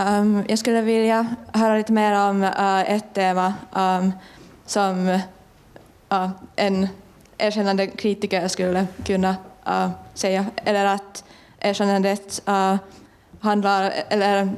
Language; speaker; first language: Swedish; non-native, fluent; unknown